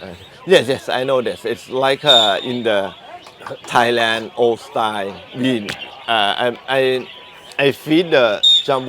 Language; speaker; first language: English; non-native, learner; Thai